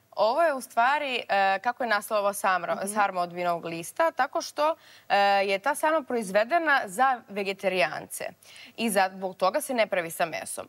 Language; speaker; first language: Croatian; native; Croatian